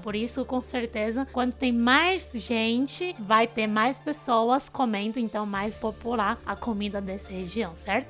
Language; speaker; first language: Portuguese; non-native, fluent; Chinese